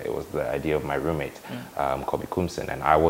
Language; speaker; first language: English; non-native, local second language; Akan